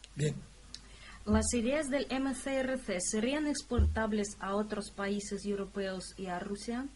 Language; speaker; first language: Spanish; non-native, fluent; Russian